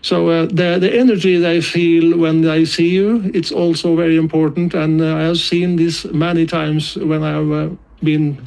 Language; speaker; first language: English; non-native, fluent; Norwegian